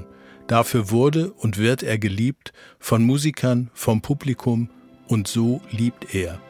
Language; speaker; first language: German; native; German